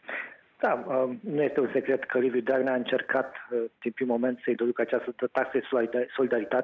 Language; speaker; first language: Romanian; native; Romanian